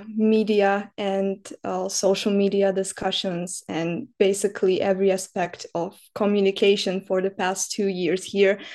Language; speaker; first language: English; non-native, fluent; Slovak